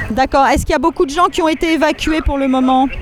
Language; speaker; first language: French; native; French